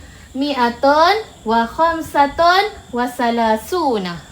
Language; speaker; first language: Arabic; non-native, fluent; Malay